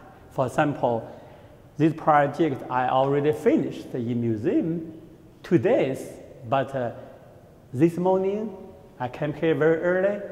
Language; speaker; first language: English; non-native, learner; Chinese